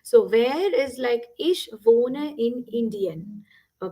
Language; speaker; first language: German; non-native, fluent; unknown